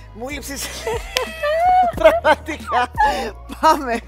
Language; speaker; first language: Greek; native; Greek